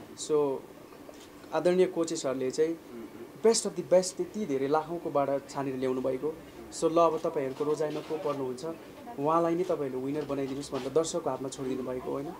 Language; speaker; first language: Nepali; native; Nepali